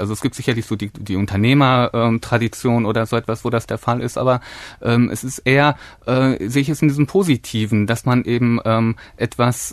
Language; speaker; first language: German; native; German